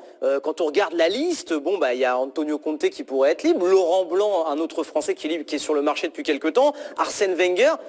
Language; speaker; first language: French; native; French